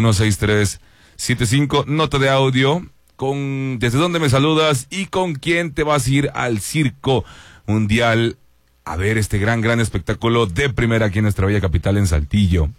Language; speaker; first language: Spanish; native; Spanish